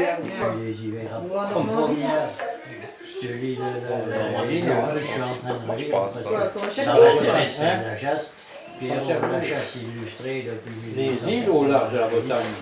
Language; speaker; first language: French; native; French